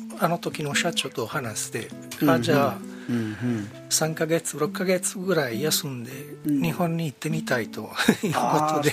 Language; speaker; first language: Japanese; non-native, fluent; Italian